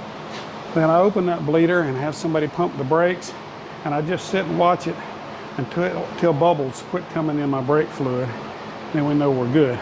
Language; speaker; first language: English; native; English